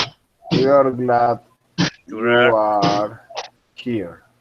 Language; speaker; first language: English; non-native, fluent; Spanish